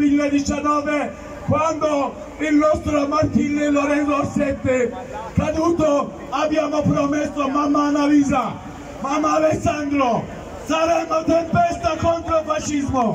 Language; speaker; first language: Italian; non-native, learner; Kurdish